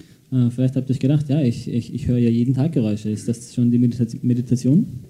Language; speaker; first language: German; native; German